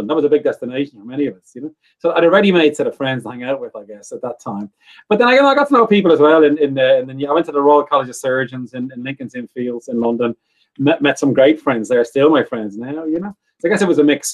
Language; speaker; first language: English; native; English